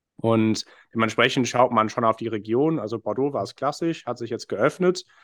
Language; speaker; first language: German; non-native, fluent; English